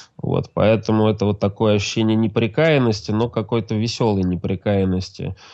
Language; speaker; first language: Russian; native; Russian